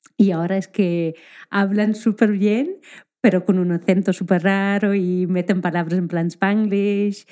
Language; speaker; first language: Spanish; non-native, fluent; English